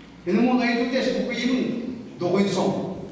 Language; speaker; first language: Mongolian; non-native, learner; Buriat